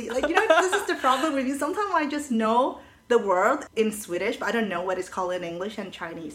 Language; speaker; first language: English; early bilingual, other home language; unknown